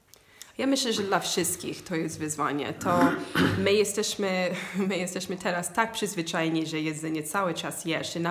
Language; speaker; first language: Polish; non-native, fluent; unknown